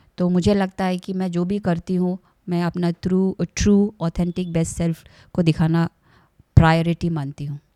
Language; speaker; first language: Hindi; non-native, local second language; Assamese